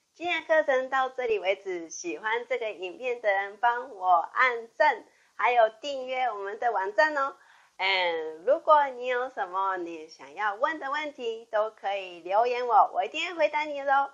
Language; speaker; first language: Chinese; non-native, fluent; Japanese